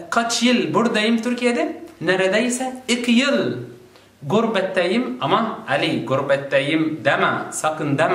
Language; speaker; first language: Turkish; non-native, learner; Arabic